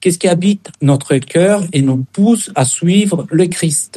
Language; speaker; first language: French; non-native, fluent; Spanish